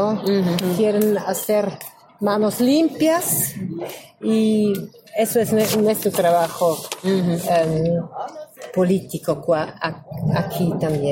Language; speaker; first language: Spanish; non-native, learner; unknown